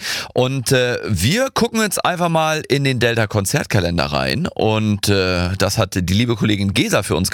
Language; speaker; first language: German; native; German